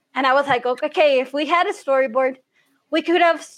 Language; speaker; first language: English; early bilingual, other home language; Spanish